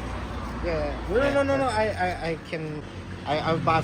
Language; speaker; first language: English; non-native, learner; Lao